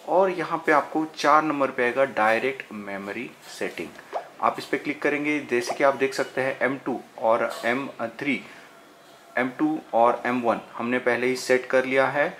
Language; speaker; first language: Hindi; non-native, local second language; Marathi